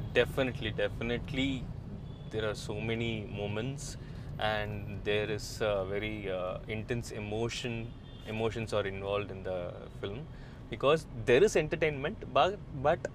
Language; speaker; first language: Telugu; non-native, learner; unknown